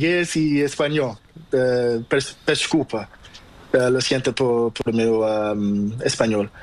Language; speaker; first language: Spanish; non-native, learner; Portuguese